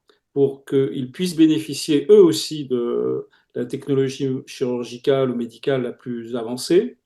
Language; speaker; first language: French; native; French